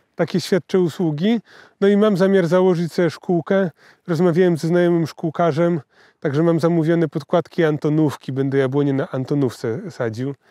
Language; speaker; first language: Polish; native; Polish